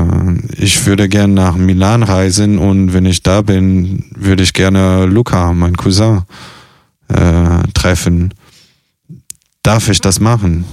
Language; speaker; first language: German; non-native, fluent; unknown